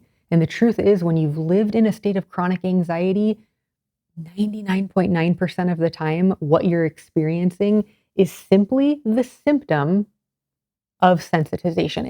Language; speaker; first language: English; native; English